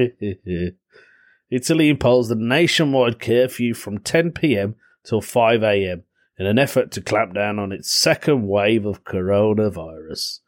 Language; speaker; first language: English; native; English